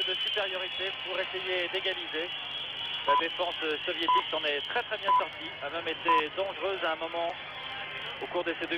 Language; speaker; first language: French; native; French